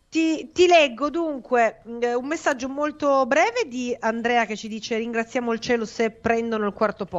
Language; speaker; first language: Italian; native; Italian